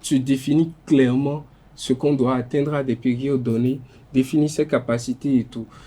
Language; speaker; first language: French; non-native, local second language; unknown